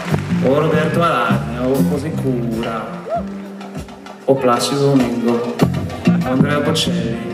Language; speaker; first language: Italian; non-native, fluent; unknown